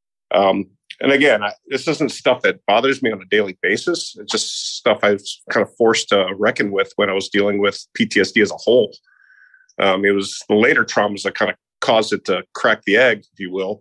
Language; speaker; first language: English; native; English